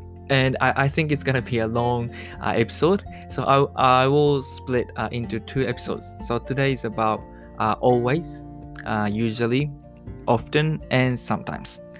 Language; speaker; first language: English; non-native, fluent; Japanese